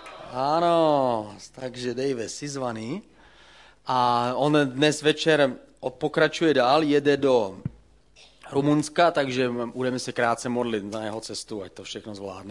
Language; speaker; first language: Czech; native; Czech